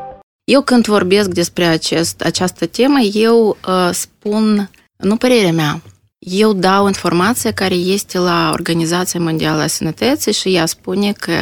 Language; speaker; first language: Romanian; non-native, local second language; Russian